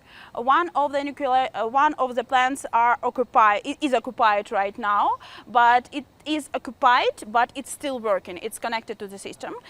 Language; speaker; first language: English; non-native, fluent; Ukrainian